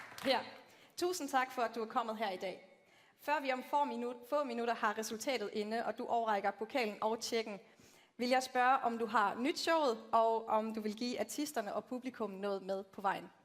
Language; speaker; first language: Danish; native; Danish